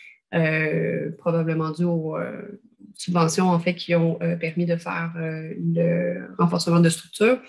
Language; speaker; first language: French; native; French